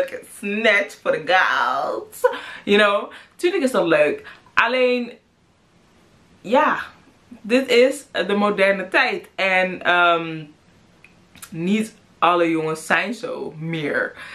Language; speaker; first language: Dutch; native; Dutch